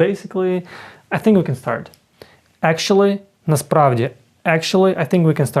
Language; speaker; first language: English; non-native, fluent; Ukrainian